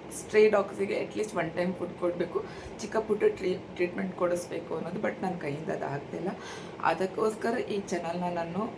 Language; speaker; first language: Kannada; non-native, local second language; Tulu